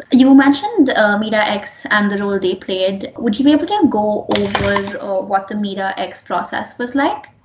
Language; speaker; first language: English; non-native, local second language; Hindi